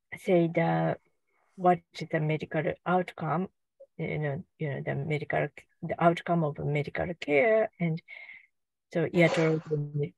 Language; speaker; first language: English; non-native, learner; Japanese